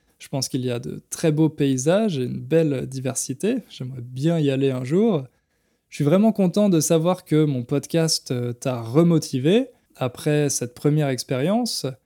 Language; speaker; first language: French; native; French